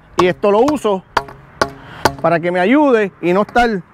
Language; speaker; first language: Spanish; native; Spanish